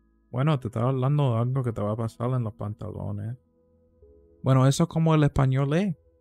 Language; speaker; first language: Spanish; early bilingual, heritage; Spanish